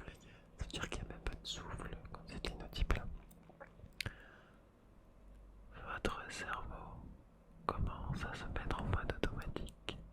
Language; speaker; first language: French; native; French